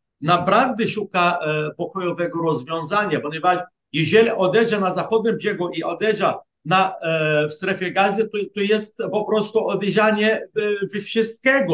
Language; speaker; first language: Polish; non-native, fluent; Arabic